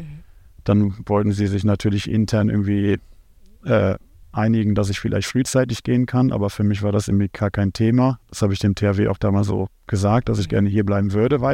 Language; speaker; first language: German; native; German